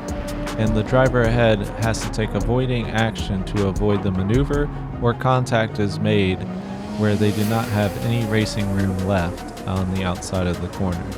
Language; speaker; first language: English; native; English